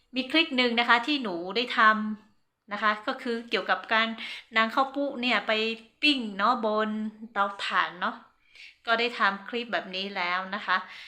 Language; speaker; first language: Thai; non-native, local second language; Hmong